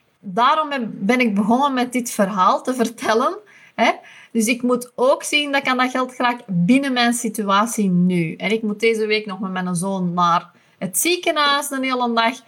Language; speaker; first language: Dutch; native; Dutch